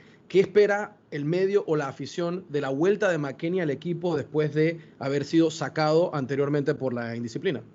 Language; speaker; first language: Spanish; native; Spanish